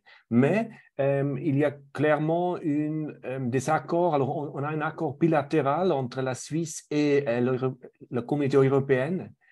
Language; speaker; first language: French; non-native, fluent; German